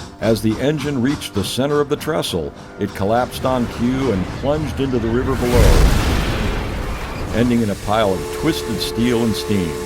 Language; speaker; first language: English; native; English